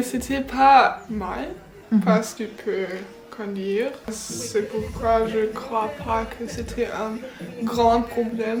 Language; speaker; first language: French; non-native, learner; German